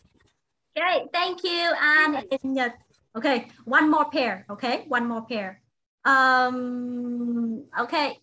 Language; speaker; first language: English; non-native, fluent; Vietnamese